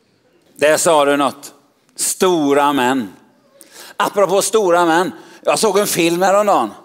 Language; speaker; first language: Swedish; native; Swedish